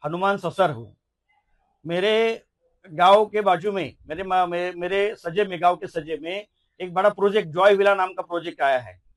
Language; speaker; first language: Hindi; non-native, local second language; Marathi